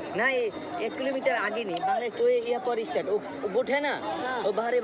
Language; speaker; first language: Hindi; non-native, learner; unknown